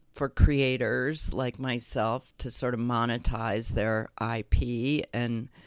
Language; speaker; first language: English; native; English